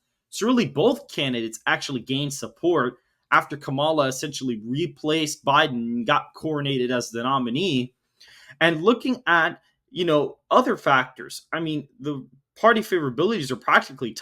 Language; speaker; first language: English; native; English